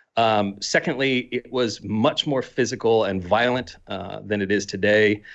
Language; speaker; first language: English; native; English